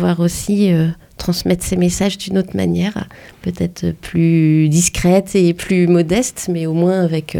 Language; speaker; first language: French; native; French